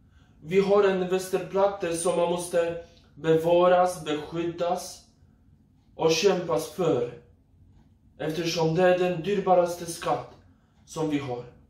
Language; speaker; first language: Swedish; non-native, fluent; Polish